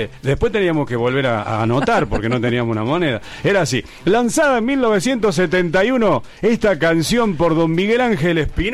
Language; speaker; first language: Spanish; native; Spanish